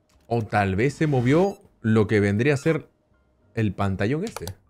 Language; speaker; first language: Spanish; native; Spanish